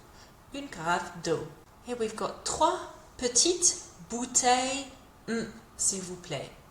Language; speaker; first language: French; non-native, fluent; English